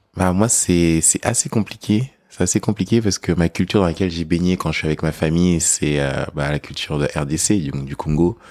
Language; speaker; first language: French; early bilingual, other home language; English